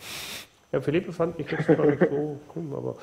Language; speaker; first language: German; native; German